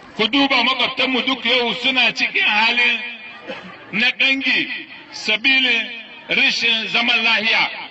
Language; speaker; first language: Hausa; non-native, local second language; Arabic